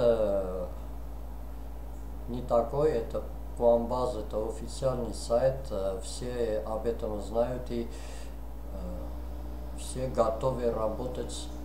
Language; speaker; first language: Russian; non-native, fluent; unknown